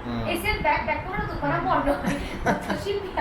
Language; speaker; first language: Hindi; non-native, local second language; Chakma